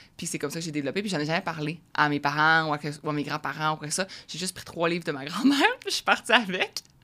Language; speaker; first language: French; native; French